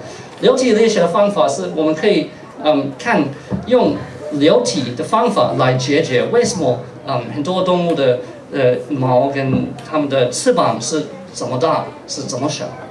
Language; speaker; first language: Chinese; non-native, fluent; English